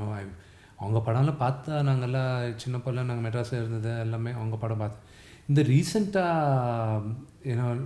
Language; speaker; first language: Tamil; non-native, local second language; Telugu